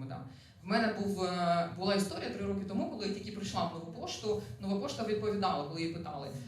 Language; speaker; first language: Ukrainian; non-native, local second language; Russian